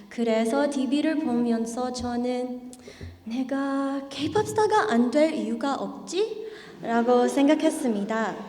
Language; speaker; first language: Korean; non-native, learner; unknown